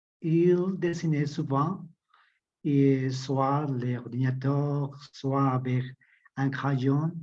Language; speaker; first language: French; non-native, learner; Spanish